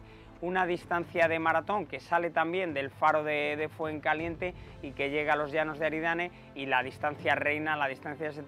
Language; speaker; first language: Spanish; native; Spanish